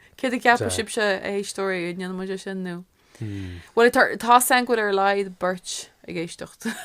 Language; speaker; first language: Irish; non-native, local second language; English